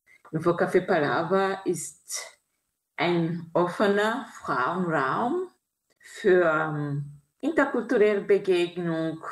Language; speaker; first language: German; non-native, fluent; Kinyarwanda